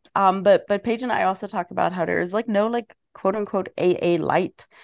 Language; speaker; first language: English; non-native, fluent; German